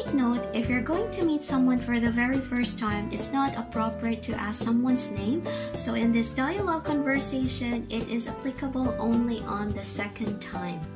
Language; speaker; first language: English; non-native, fluent; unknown